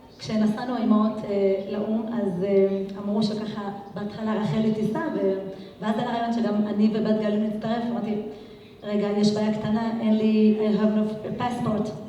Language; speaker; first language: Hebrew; native; Hebrew